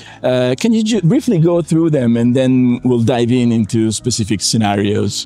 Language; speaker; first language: English; non-native, fluent; Italian